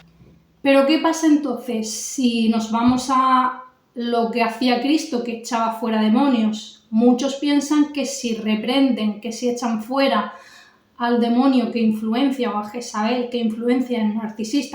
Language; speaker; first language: Spanish; native; Spanish